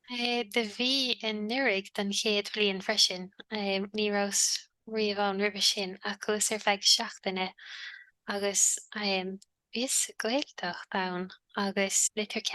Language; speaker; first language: Irish; native; Irish